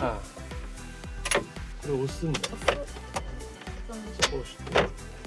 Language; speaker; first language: Japanese; native; Japanese